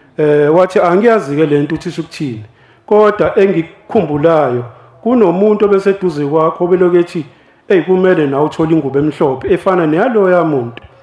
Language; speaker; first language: Zulu; native; Zulu